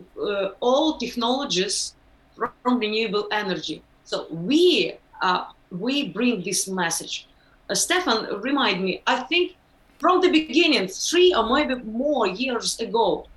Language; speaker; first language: English; non-native, learner; Ukrainian